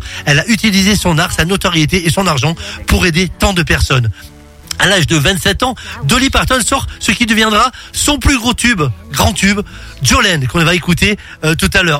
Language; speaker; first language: French; native; French